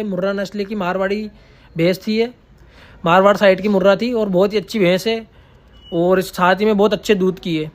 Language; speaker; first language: Hindi; native; Hindi